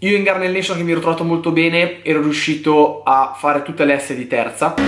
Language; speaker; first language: Italian; native; Italian